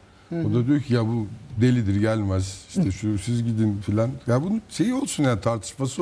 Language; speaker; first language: Turkish; native; Turkish